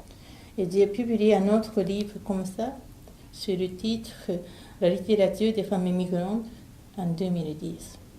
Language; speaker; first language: French; non-native, fluent; Japanese